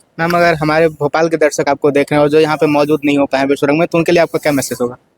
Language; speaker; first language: Hindi; native; Hindi